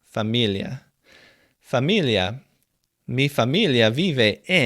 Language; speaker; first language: Spanish; non-native, fluent; English